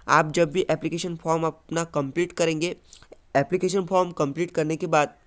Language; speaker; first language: Hindi; non-native, local second language; Marathi